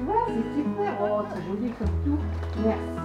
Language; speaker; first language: French; native; French